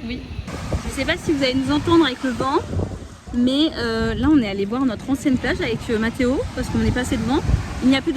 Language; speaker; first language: French; native; French